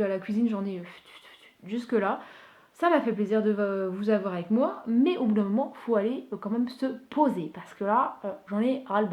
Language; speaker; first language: French; native; French